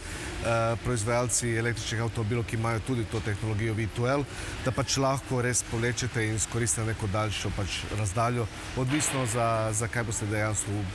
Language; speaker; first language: Slovenian; native; Slovenian